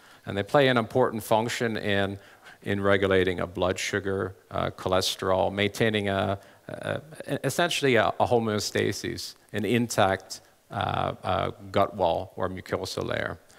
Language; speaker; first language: English; native; English